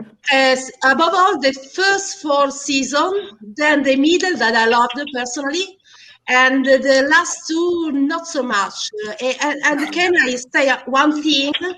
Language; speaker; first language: English; non-native, fluent; Italian